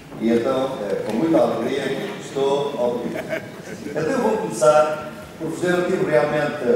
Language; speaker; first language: Portuguese; native; Portuguese